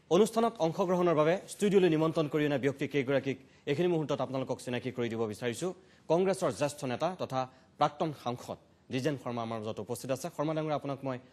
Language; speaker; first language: Assamese; native; Assamese